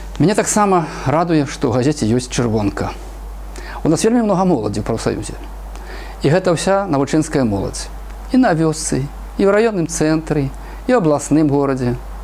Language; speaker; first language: Belarusian; native; Belarusian